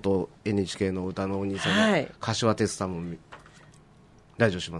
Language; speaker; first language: Japanese; native; Japanese